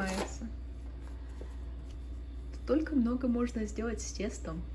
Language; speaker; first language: Russian; early bilingual, other home language; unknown